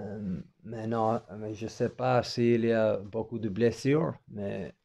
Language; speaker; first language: French; non-native, fluent; English